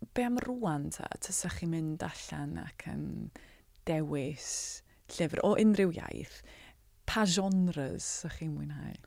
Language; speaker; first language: Welsh; native; Welsh